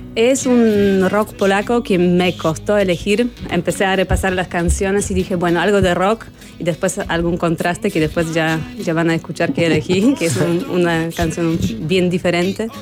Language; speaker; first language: Spanish; non-native, fluent; Polish